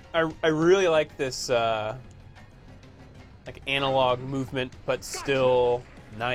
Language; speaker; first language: English; native; English